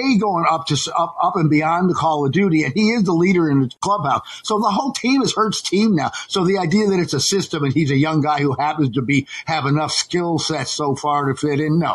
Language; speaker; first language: English; native; English